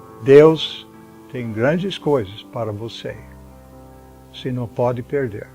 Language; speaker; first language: Portuguese; non-native, fluent; English